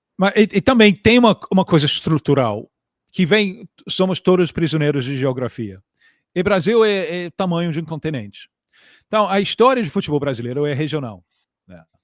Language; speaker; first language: Portuguese; non-native, fluent; English